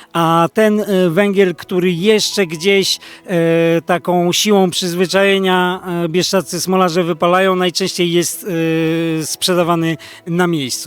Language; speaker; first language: Polish; native; Polish